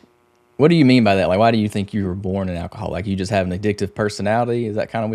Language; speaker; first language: English; native; English